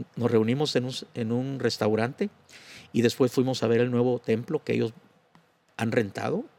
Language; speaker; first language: Spanish; native; Spanish